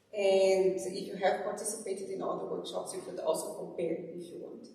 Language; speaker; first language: English; non-native, fluent; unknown